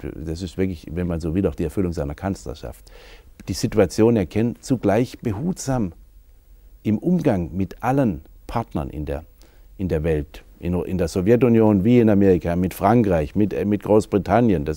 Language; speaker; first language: German; native; German